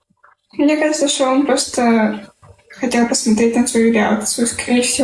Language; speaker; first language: Russian; native; Russian